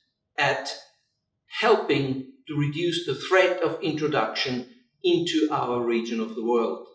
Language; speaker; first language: English; non-native, fluent; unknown